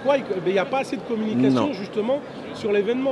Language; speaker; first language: French; native; French